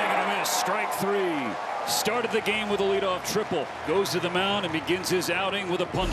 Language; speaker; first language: English; native; English